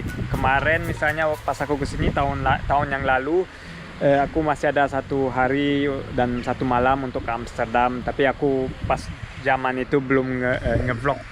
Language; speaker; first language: Indonesian; early bilingual, heritage; German